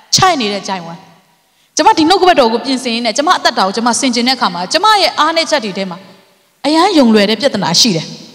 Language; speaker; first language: Burmese; non-native, local second language; Hakha Chin